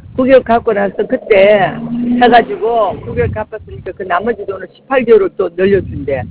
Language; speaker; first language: Korean; native; Korean